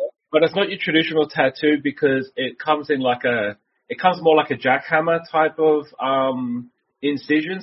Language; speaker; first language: English; native; English